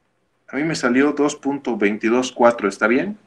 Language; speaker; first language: Spanish; native; Spanish